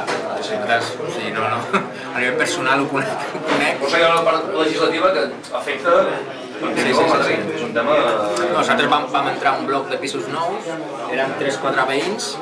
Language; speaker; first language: Catalan; non-native, local second language; Spanish